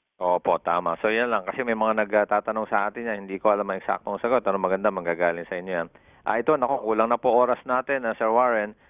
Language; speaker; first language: Filipino; native; Filipino